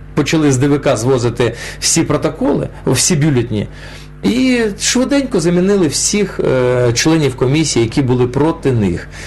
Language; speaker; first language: Ukrainian; non-native, local second language; Russian